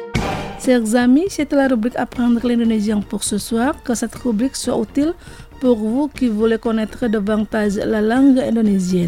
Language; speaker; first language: French; non-native, fluent; Indonesian